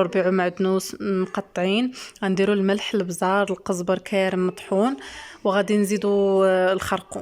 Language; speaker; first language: Arabic; native; Arabic